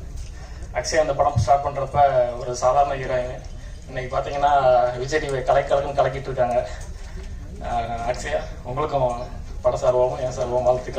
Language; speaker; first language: Tamil; native; Tamil